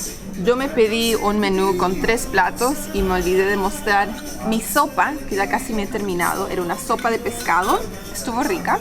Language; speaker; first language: Spanish; native; Spanish